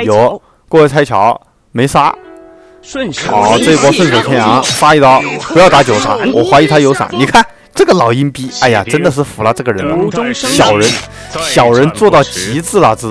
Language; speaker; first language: Chinese; native; Chinese